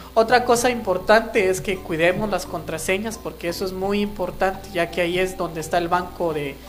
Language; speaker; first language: Spanish; non-native, local second language; Kaqchikel